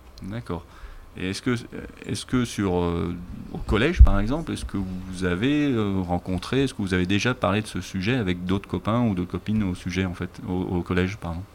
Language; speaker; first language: French; native; French